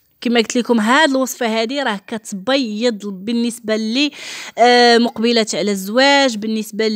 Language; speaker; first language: Arabic; native; Arabic